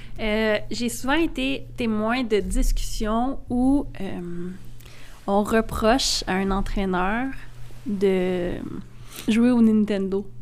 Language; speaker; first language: French; native; French